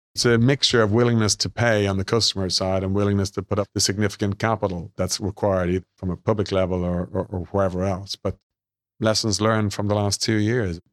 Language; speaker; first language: English; native; English